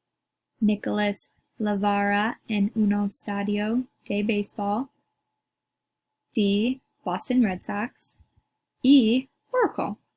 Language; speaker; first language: Italian; non-native, learner; English